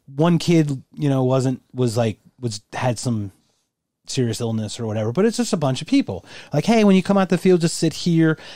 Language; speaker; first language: English; native; English